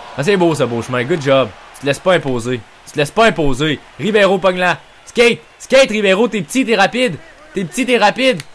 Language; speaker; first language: French; native; French